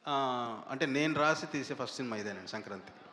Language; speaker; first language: Telugu; native; Telugu